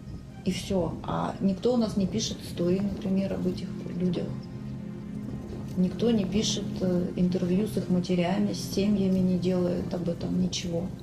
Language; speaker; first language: Russian; native; Russian